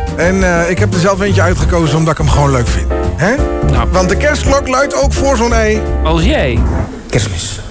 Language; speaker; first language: Dutch; native; Dutch